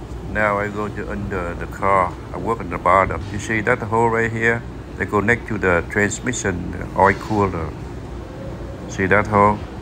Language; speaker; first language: English; non-native, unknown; Vietnamese